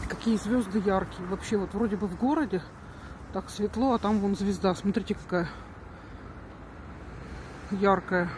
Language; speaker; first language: Russian; native; Russian